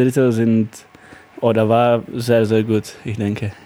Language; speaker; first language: German; non-native, learner; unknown